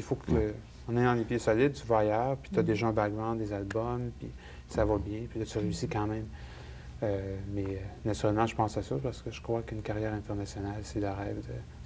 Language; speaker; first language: French; native; French